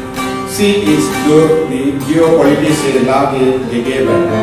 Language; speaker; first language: German; non-native, learner; Sinhala